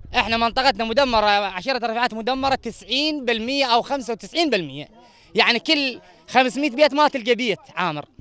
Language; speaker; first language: Arabic; native; Arabic